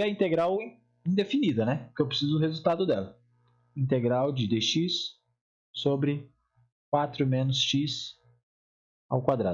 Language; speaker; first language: Portuguese; native; Portuguese